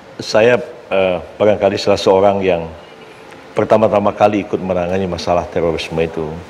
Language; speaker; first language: Indonesian; native; Indonesian